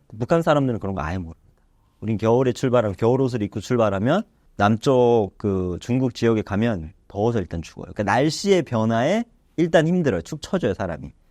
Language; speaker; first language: Korean; native; Korean